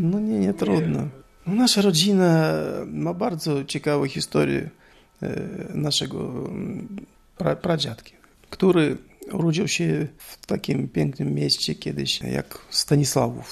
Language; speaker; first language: Polish; non-native, learner; Russian